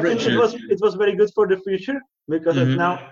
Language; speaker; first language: English; non-native, learner; Czech